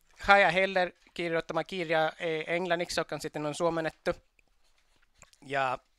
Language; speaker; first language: Finnish; non-native, fluent; Swedish